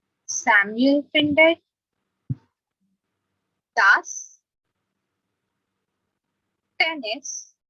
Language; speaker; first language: German; non-native, fluent; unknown